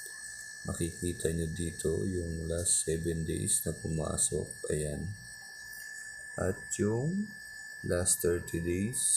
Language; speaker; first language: Filipino; native; Filipino